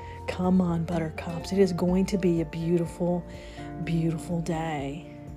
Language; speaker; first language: English; native; English